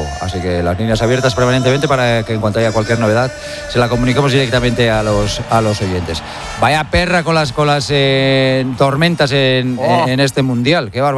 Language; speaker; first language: Spanish; native; Spanish